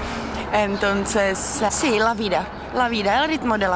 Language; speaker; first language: Spanish; non-native, fluent; Czech